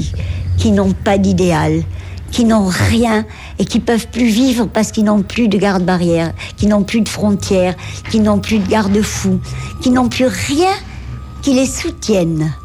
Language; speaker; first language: French; native; French